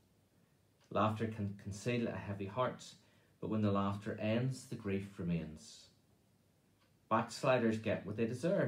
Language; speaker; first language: English; native; English